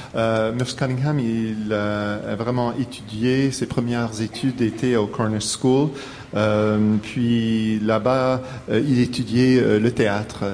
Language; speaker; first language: French; native; French